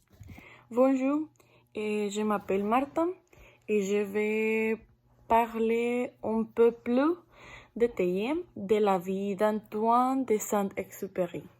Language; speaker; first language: French; non-native, learner; Spanish